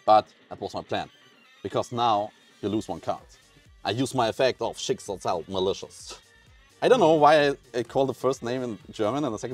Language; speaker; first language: English; non-native, learner; German